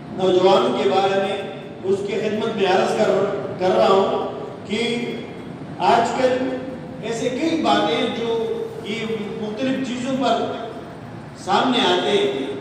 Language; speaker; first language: Urdu; non-native, local second language; Sindhi